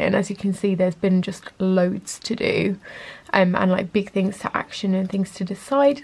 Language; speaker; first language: English; native; English